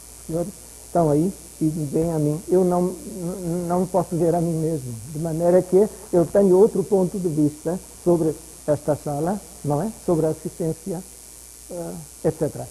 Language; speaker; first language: Portuguese; non-native, fluent; German